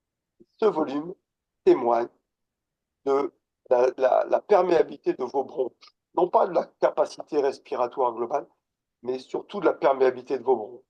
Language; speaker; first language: French; native; French